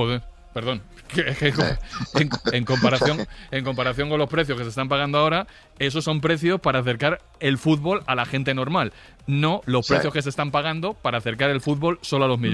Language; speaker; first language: Spanish; native; Spanish